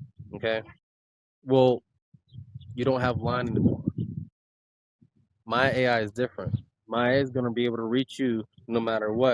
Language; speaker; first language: English; native; English